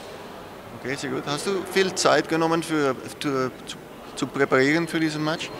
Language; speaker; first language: German; non-native, learner; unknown